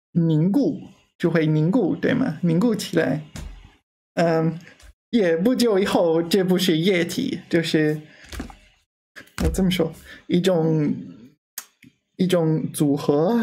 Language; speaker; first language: Chinese; non-native, learner; English